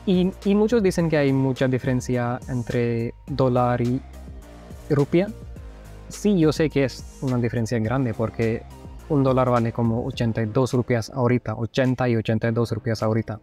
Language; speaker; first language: Spanish; non-native, fluent; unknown